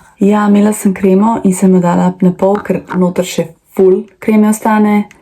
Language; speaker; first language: Slovenian; native; Slovenian